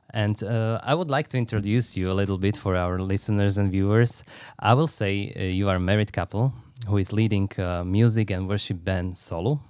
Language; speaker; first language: English; non-native, fluent; Slovak